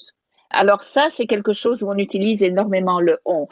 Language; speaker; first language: French; native; French